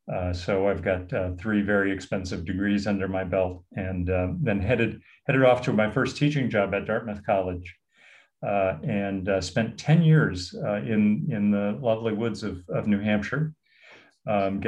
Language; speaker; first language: English; native; English